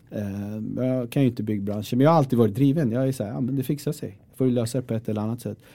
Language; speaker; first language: Swedish; early bilingual, other home language; Kurdish